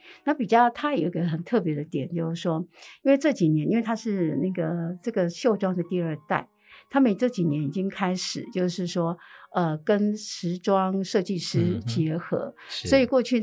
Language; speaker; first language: Chinese; native; Chinese